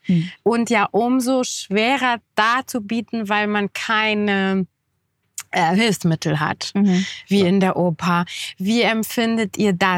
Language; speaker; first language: German; native; German